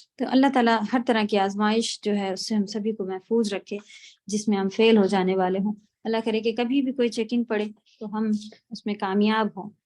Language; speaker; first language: Urdu; native; Urdu